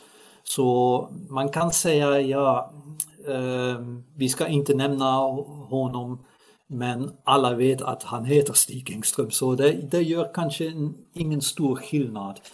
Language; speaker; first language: Swedish; non-native, fluent; Dutch